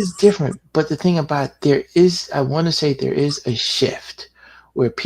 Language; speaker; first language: English; native; English